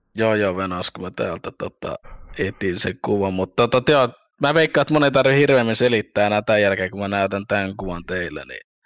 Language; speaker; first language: Finnish; early bilingual, other home language; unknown